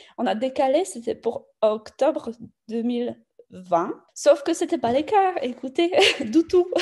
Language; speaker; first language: French; non-native, fluent; Polish